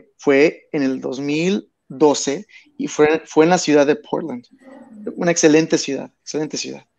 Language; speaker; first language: Spanish; early bilingual, heritage; Spanish